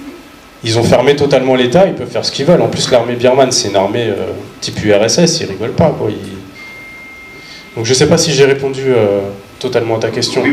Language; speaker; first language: French; native; French